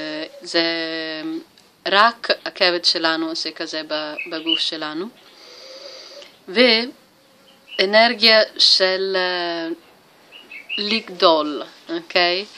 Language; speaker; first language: Hebrew; non-native, learner; Italian